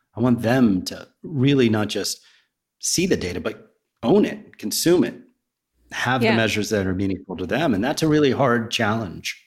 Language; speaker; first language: English; native; English